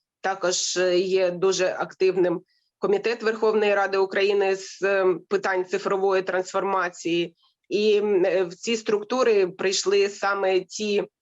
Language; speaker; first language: Ukrainian; native; Ukrainian